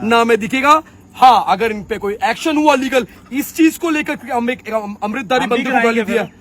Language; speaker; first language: Hindi; native; Hindi